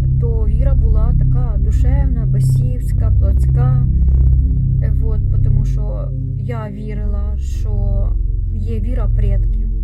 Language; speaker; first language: Ukrainian; non-native, local second language; Russian